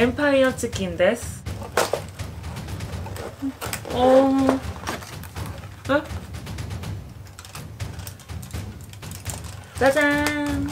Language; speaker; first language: Japanese; non-native, learner; Korean